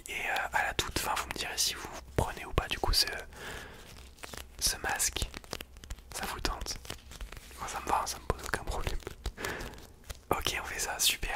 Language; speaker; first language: French; native; French